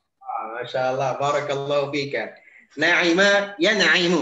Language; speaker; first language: Arabic; non-native, fluent; Indonesian